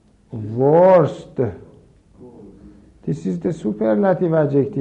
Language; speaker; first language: English; non-native, fluent; Persian